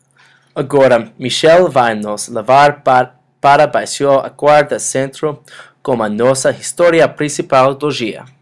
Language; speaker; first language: Portuguese; non-native, learner; English